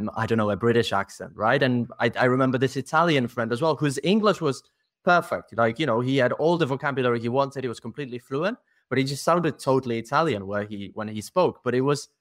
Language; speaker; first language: English; non-native, fluent; Polish